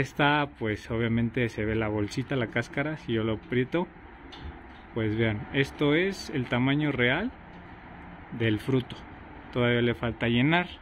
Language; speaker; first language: Spanish; native; Spanish